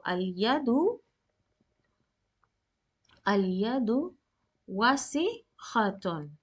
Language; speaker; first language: Arabic; non-native, fluent; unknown